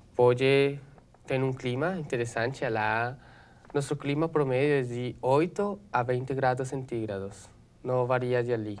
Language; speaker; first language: Portuguese; non-native, learner; Spanish